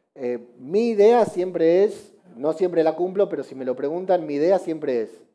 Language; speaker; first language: Spanish; native; Spanish